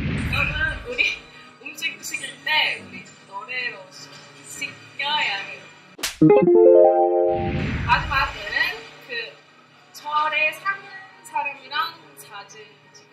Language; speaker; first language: Korean; non-native, learner; English